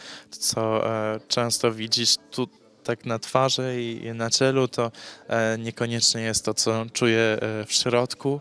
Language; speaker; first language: Polish; early bilingual, heritage; English